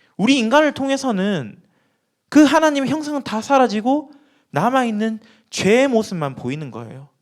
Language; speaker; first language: Korean; native; Korean